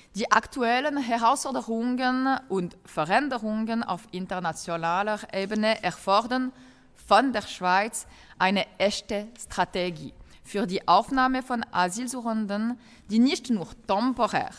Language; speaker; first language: German; non-native, local second language; French